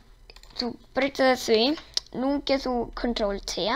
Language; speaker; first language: Icelandic; non-native, learner; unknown